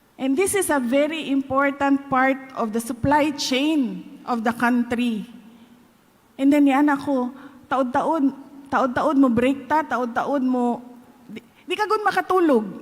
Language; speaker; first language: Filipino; non-native, local second language; Cebuano